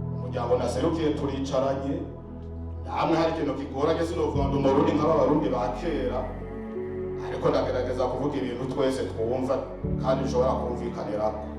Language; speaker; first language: Rundi; early bilingual, heritage; Rundi